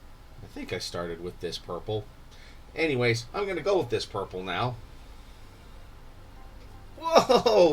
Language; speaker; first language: English; native; English